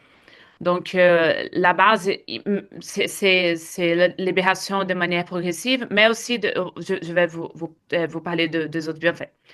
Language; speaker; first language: French; non-native, fluent; Portuguese